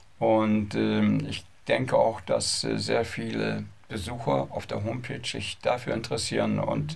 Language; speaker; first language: German; native; German